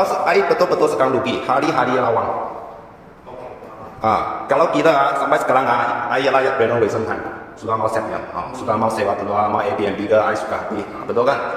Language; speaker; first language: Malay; non-native, local second language; Chinese